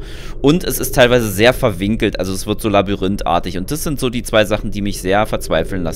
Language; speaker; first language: German; native; German